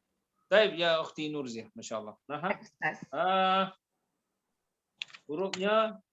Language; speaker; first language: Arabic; non-native, fluent; Malay